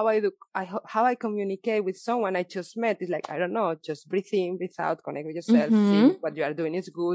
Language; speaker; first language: English; non-native, fluent; Spanish